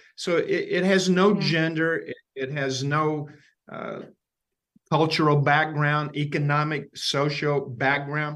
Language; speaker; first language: English; native; English